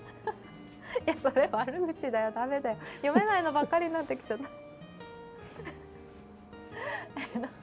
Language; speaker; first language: Japanese; native; Japanese